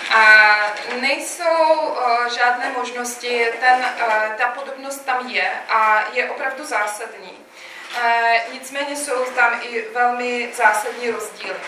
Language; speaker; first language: Czech; non-native, fluent; Russian